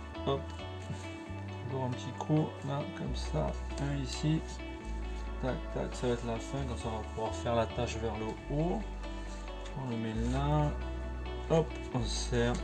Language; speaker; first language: French; native; French